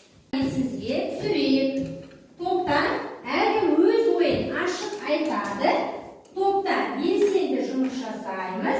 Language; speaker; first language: Kazakh; native; Kazakh